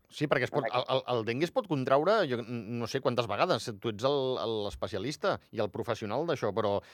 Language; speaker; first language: Catalan; native; Catalan